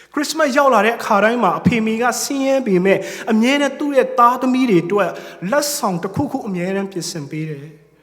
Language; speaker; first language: Burmese; non-native, local second language; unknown